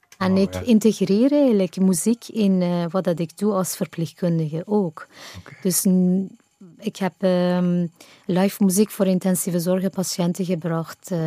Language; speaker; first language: Dutch; non-native, fluent; Persian